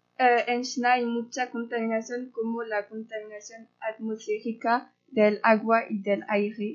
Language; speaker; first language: Spanish; non-native, learner; French